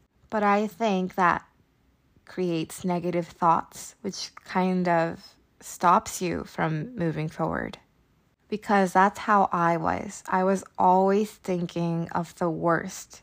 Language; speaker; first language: English; native; English